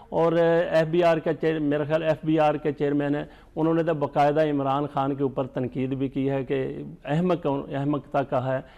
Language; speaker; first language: Urdu; native; Urdu